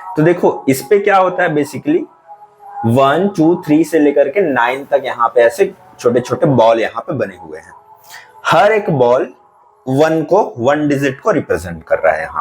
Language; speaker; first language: Hindi; native; Hindi